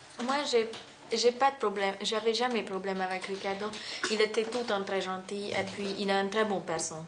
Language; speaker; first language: French; non-native, fluent; Russian